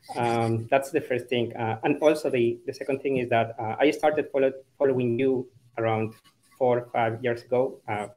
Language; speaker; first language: English; non-native, fluent; Spanish